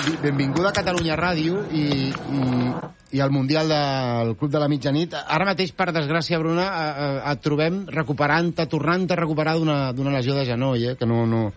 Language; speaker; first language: Catalan; native; Catalan